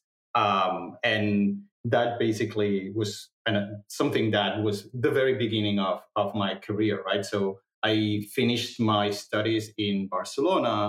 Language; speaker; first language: English; non-native, fluent; Catalan